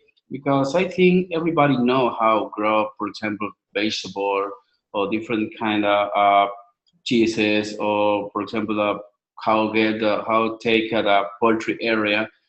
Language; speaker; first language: English; non-native, learner; Spanish